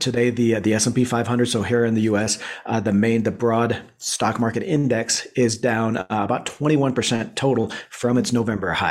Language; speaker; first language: English; native; English